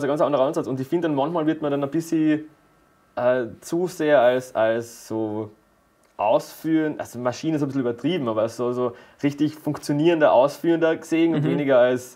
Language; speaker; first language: German; native; German